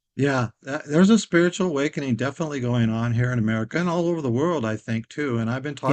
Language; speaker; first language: English; native; English